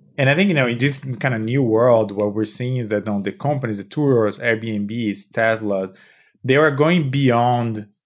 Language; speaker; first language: English; non-native, fluent; Portuguese